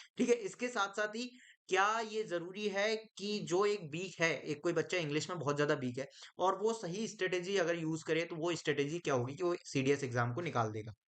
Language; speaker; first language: Hindi; native; Hindi